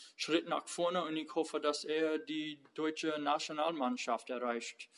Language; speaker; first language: German; non-native, learner; English